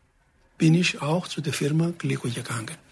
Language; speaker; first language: German; non-native, fluent; Greek